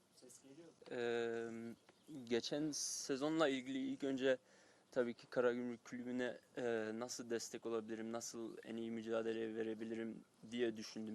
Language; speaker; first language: Turkish; early bilingual, heritage; Turkish